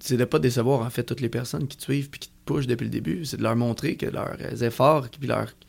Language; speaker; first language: French; native; French